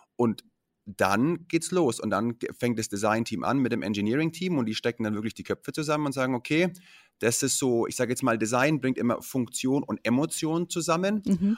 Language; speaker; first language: German; native; German